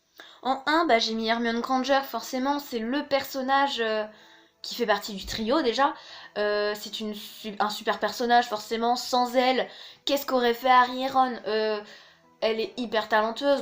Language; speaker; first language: French; native; French